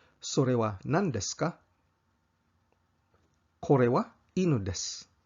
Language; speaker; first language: Japanese; non-native, fluent; Cebuano